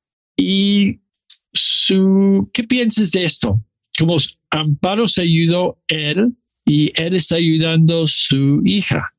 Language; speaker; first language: Spanish; non-native, learner; English